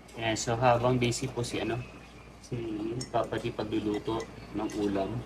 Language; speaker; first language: Filipino; native; Filipino